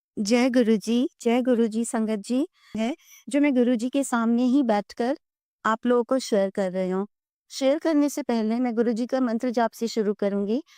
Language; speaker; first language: Hindi; non-native, local second language; Bangla